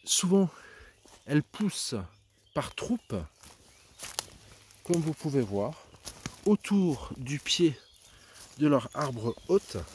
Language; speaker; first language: French; native; French